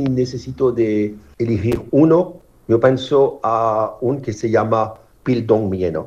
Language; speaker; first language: Spanish; non-native, learner; French